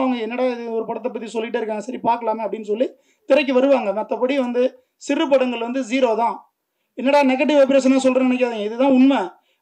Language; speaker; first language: Tamil; native; Tamil